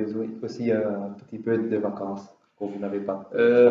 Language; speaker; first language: French; non-native, learner; Dutch